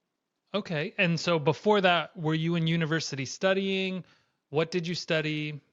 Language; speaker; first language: English; native; English